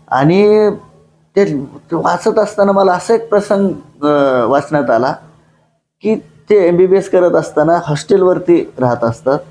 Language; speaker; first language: Marathi; non-native, local second language; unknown